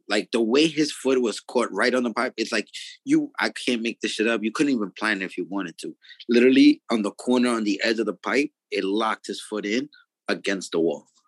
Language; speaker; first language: English; early bilingual, other home language; Spanish